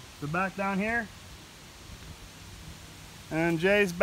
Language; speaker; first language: English; native; English